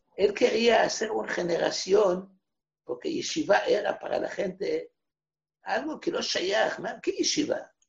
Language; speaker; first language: Spanish; non-native, fluent; Hebrew